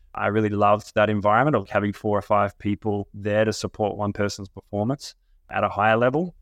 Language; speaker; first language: English; native; English